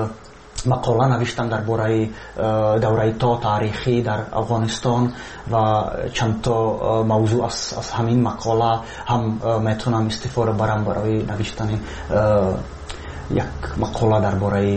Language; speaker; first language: Persian; non-native, fluent; Czech